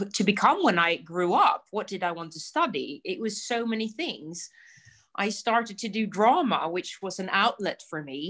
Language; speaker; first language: English; non-native, fluent; Swedish